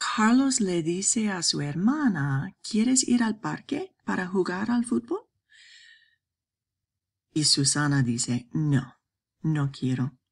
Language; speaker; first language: Spanish; non-native, fluent; English